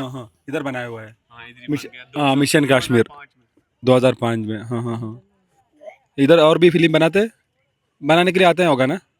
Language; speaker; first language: Hindi; non-native, learner; Malayalam